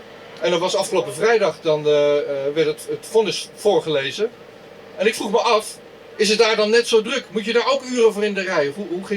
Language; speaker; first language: Dutch; native; Dutch